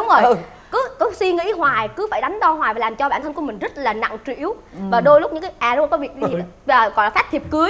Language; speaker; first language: Vietnamese; native; Vietnamese